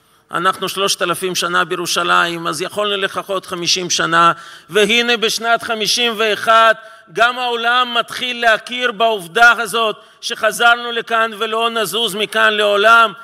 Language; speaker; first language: Hebrew; non-native, fluent; Russian